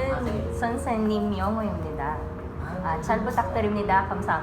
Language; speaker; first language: Korean; non-native, learner; Filipino